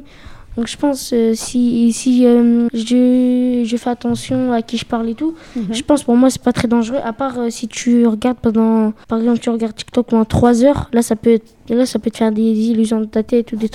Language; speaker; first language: French; native; French